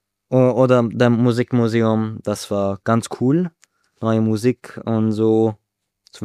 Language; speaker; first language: German; non-native, learner; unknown